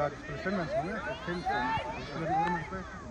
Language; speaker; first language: Danish; non-native, learner; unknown